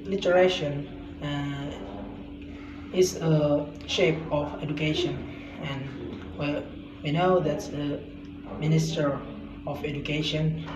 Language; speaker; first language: English; non-native, learner; Indonesian